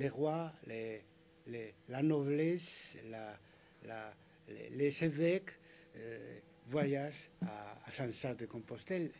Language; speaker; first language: French; non-native, fluent; Spanish